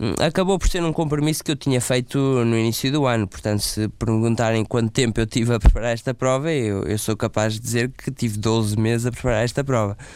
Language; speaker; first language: Portuguese; native; Portuguese